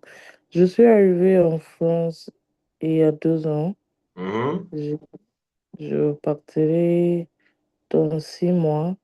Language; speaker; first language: French; non-native, learner; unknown